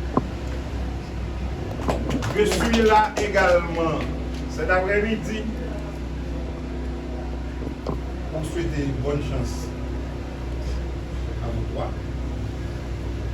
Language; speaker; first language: French; non-native, local second language; Haitian Creole